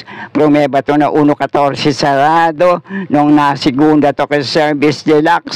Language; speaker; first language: Filipino; native; Filipino